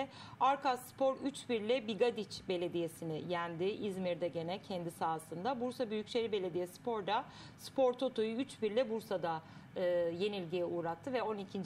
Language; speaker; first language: Turkish; native; Turkish